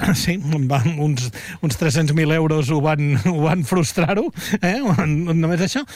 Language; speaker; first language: Catalan; native; Catalan